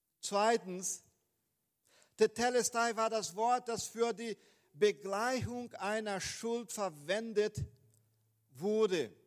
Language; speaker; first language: German; non-native, fluent; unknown